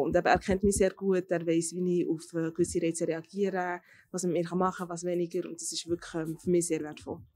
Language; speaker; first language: German; native; German